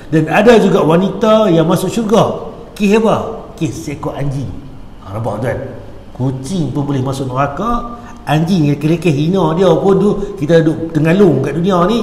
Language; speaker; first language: Malay; native; Malay